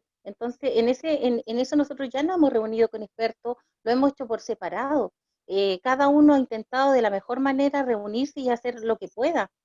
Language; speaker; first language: Spanish; native; Spanish